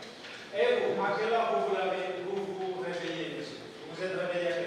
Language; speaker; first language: French; non-native, fluent; Indonesian